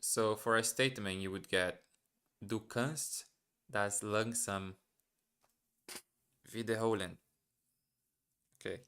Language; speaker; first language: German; non-native, learner; Portuguese